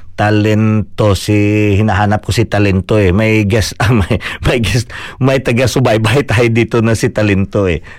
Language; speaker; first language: Filipino; non-native, local second language; Cebuano